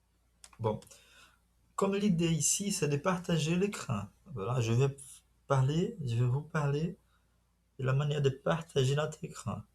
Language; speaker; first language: French; non-native, fluent; Portuguese